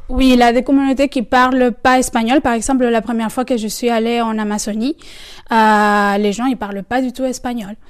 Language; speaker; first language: French; non-native, fluent; Spanish